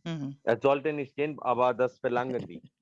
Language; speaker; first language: German; non-native, learner; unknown